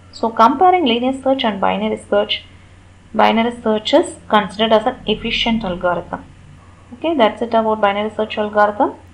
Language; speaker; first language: English; non-native, local second language; Tamil